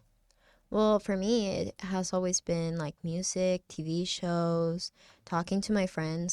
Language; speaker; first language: English; non-native, fluent; Spanish